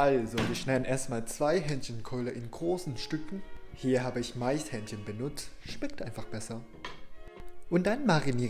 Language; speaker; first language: German; non-native, fluent; Chinese